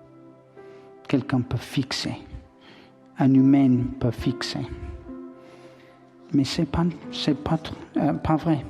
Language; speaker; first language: French; non-native, learner; English